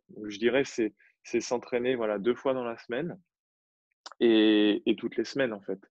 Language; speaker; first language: French; native; French